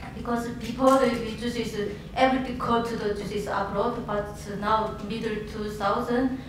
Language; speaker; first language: English; non-native, learner; Korean